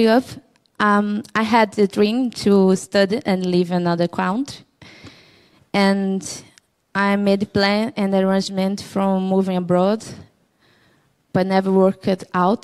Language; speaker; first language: English; non-native, learner; Portuguese